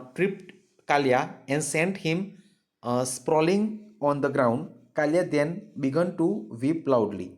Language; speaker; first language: English; non-native, local second language; Gujarati